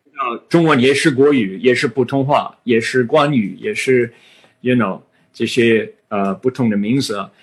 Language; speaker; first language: Chinese; non-native, fluent; English